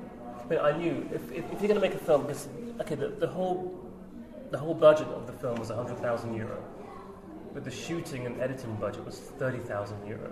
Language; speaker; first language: English; native; English